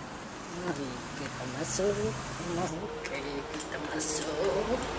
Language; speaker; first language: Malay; non-native, local second language; Indonesian